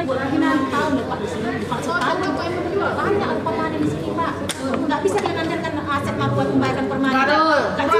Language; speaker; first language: Indonesian; native; Indonesian